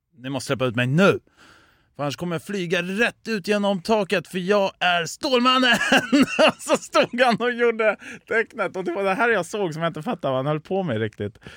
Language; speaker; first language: Swedish; native; Swedish